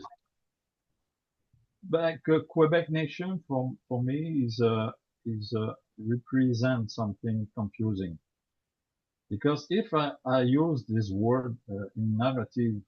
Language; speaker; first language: English; non-native, learner; French